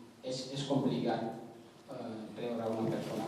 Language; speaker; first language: Catalan; non-native, fluent; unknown